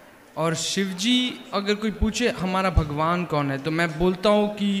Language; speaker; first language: Hindi; early bilingual, heritage; Hindi